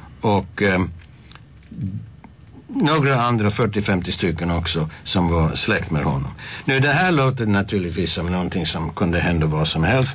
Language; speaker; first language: Swedish; non-native, fluent; English